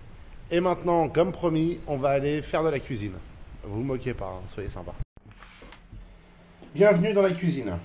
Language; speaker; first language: French; native; French